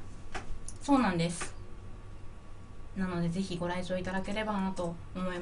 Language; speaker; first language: Japanese; native; Japanese